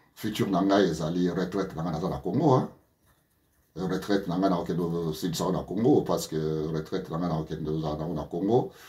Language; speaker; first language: French; non-native, local second language; Lingala